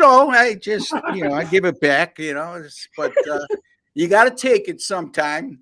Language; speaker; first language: English; native; English